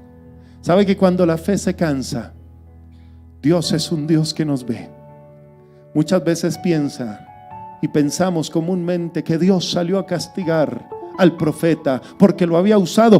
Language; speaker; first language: Spanish; native; Spanish